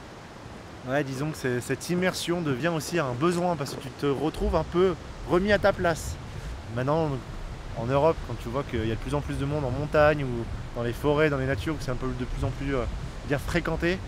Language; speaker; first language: French; native; French